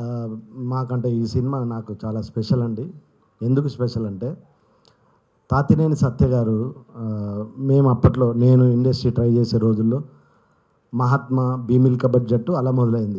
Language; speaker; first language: Telugu; native; Telugu